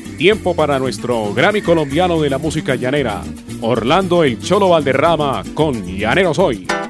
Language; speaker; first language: Spanish; native; Spanish